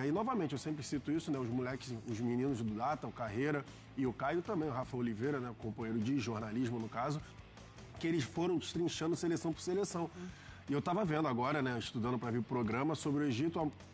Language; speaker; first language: Portuguese; native; Portuguese